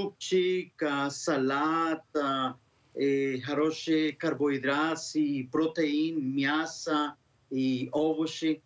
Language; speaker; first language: Russian; non-native, learner; Spanish